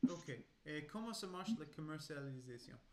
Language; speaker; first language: French; non-native, learner; English